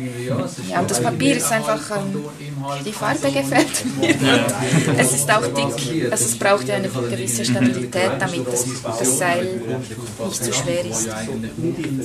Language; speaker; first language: German; non-native, fluent; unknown